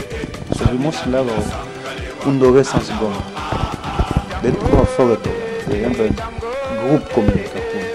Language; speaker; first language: Swedish; non-native, fluent; Lingala